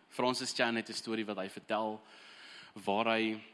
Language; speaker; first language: Afrikaans; early bilingual, heritage; Afrikaans